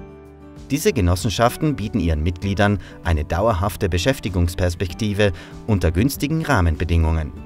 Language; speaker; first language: German; native; German